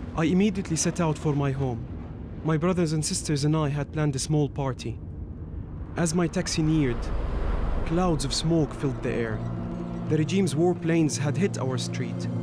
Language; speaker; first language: English; non-native, fluent; Burmese